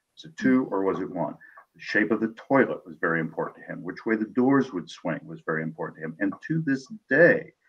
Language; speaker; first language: English; native; English